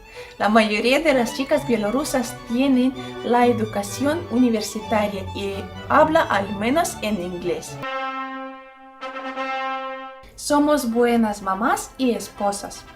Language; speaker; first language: Spanish; non-native, fluent; Russian